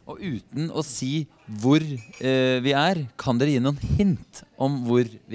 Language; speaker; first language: Norwegian; native; Norwegian